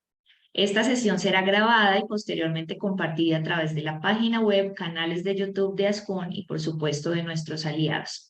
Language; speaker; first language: Spanish; native; Spanish